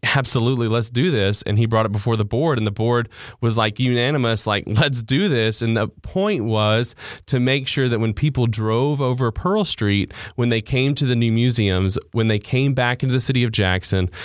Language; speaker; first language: English; native; English